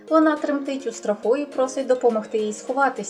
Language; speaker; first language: Ukrainian; native; Ukrainian